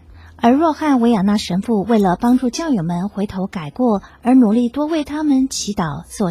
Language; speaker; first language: Chinese; native; Chinese